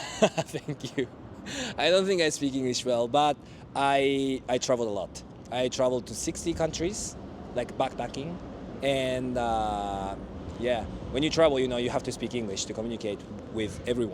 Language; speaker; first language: English; non-native, fluent; Japanese